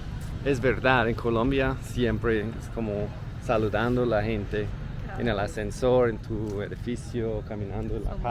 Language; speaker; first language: Spanish; non-native, learner; English